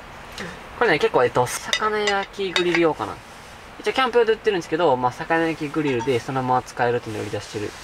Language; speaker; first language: Japanese; native; Japanese